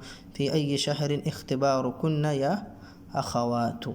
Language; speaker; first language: Arabic; non-native, fluent; Urdu